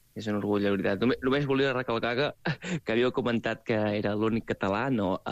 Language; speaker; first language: Catalan; native; Catalan